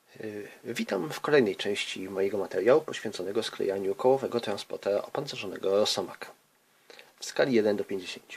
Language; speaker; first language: Polish; native; Polish